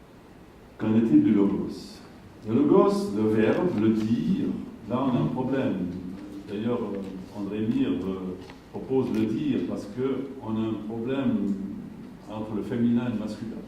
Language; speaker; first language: French; native; French